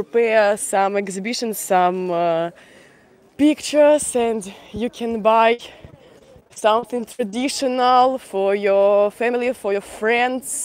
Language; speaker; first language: English; non-native, fluent; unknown